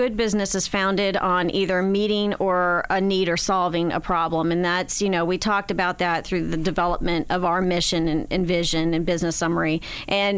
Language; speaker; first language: English; native; English